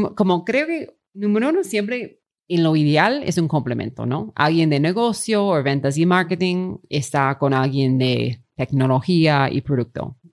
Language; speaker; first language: Spanish; non-native, fluent; English